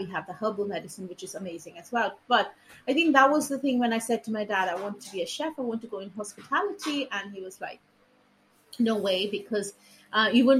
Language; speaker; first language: English; non-native, local second language; Punjabi